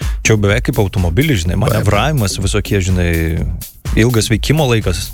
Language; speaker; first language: Lithuanian; native; Lithuanian